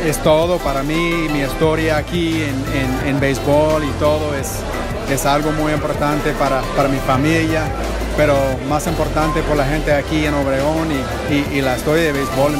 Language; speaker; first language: Spanish; non-native, fluent; English